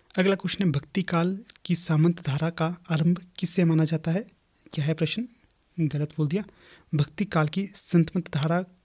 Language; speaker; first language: Hindi; native; Hindi